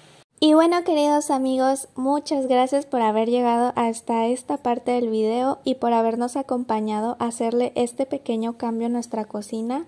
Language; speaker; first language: Spanish; native; Spanish